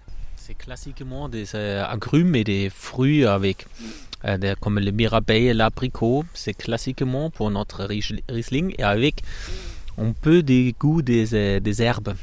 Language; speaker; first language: French; non-native, fluent; German